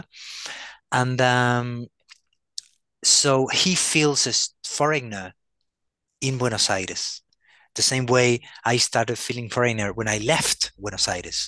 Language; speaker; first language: English; non-native, fluent; Spanish